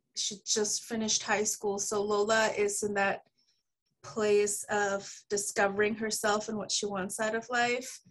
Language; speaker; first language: English; early bilingual, other home language; Spanish